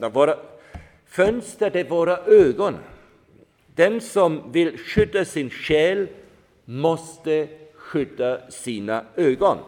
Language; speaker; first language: Swedish; non-native, fluent; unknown